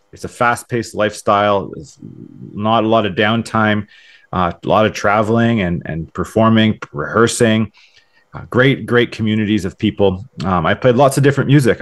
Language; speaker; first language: English; native; English